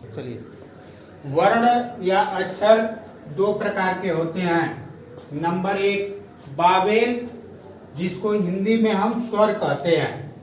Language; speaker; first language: Hindi; native; Hindi